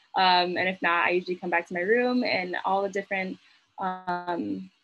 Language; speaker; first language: English; native; English